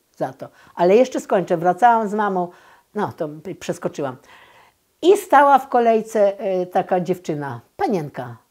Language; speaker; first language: Polish; native; Polish